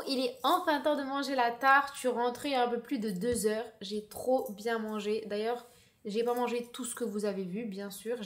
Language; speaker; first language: French; native; French